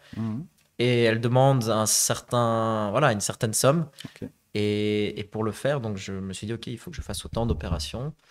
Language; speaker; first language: French; native; French